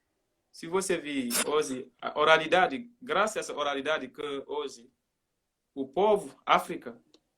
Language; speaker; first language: Portuguese; non-native, learner; Mandingo